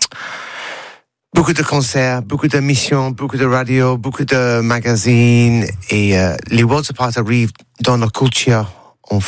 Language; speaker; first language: French; non-native, learner; English